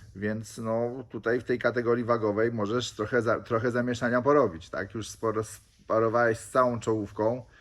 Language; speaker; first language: Polish; native; Polish